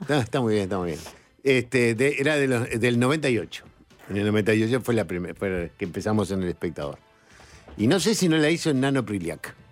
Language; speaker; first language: Spanish; native; Spanish